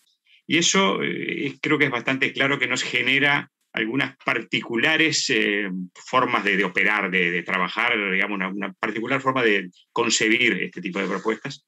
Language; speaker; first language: Spanish; native; Spanish